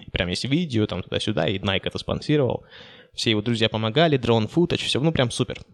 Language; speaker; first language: Russian; native; Russian